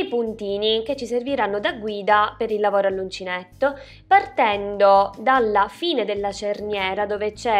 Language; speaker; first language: Italian; native; Italian